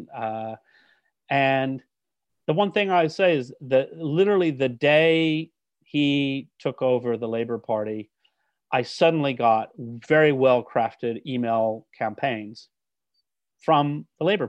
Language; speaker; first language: English; native; English